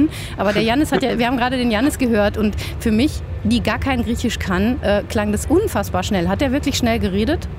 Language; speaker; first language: German; native; German